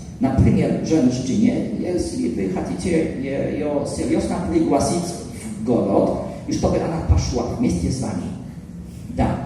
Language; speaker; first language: Russian; non-native, learner; Polish